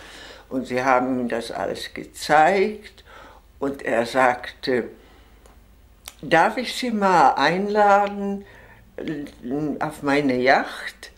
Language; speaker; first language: German; non-native, fluent; Czech